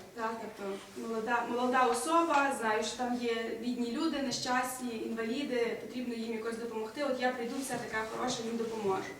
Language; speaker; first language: Ukrainian; native; Ukrainian